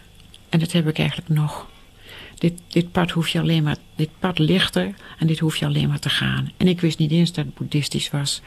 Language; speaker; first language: Dutch; native; Dutch